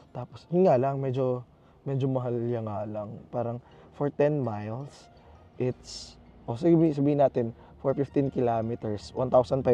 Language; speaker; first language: Filipino; native; Filipino